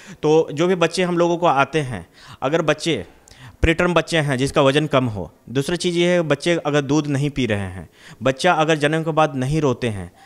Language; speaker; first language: Hindi; native; Hindi